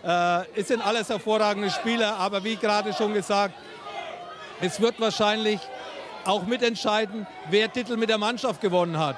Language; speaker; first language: German; native; German